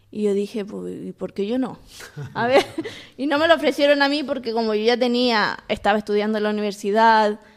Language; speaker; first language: Spanish; native; Spanish